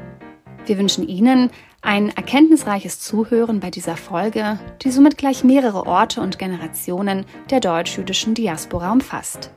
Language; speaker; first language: German; native; German